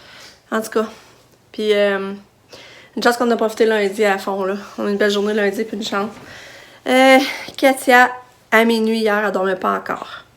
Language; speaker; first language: French; native; French